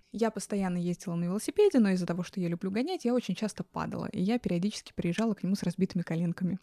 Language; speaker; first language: Russian; native; Russian